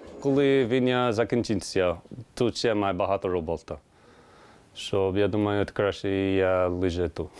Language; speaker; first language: Ukrainian; non-native, learner; English